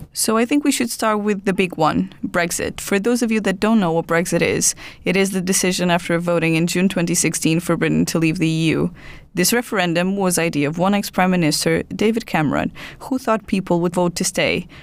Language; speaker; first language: English; non-native, fluent; Portuguese